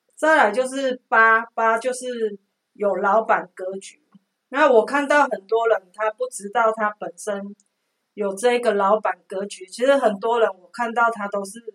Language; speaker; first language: Chinese; non-native, local second language; Min Nan Chinese